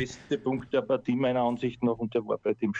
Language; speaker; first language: German; native; German